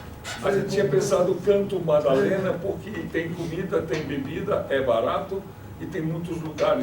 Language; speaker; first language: Portuguese; non-native, fluent; Spanish